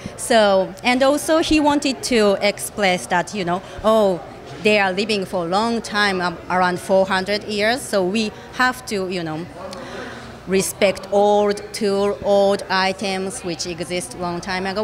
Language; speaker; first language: English; non-native, fluent; Japanese